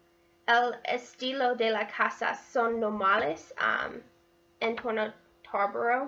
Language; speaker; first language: Spanish; non-native, learner; English